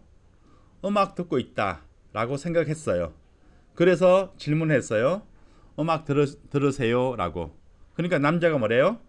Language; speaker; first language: Korean; native; Korean